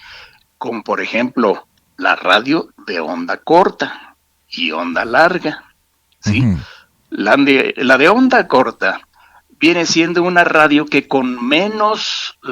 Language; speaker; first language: Spanish; native; Spanish